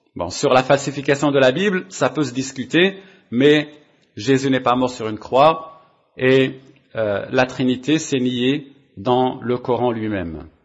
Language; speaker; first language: French; non-native, local second language; Arabic